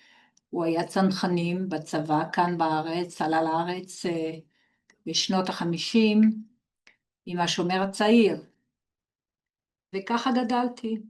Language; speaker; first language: Hebrew; non-native, fluent; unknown